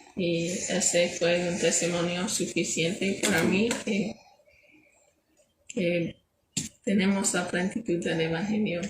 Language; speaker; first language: Spanish; non-native, learner; English